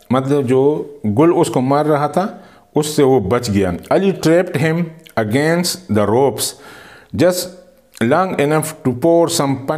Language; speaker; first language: Urdu; non-native, local second language; Pashto